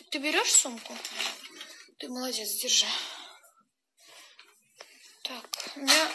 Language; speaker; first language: Russian; native; Russian